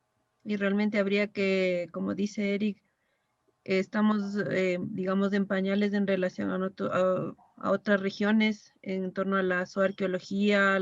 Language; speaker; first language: Spanish; native; Spanish